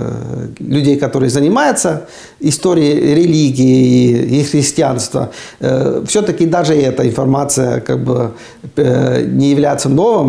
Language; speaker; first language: Russian; non-native, fluent; Estonian